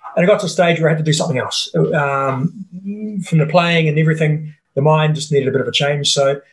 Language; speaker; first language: English; native; English